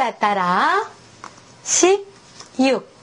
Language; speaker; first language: Japanese; non-native, fluent; Korean